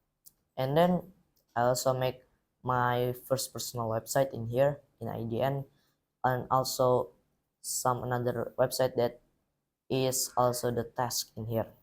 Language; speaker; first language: English; non-native, learner; Indonesian